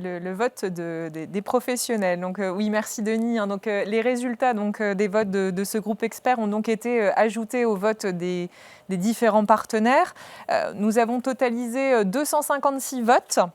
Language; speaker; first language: French; native; French